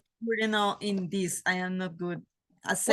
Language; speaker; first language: English; non-native, learner; Spanish